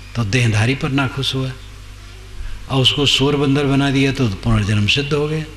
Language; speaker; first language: Hindi; non-native, local second language; Awadhi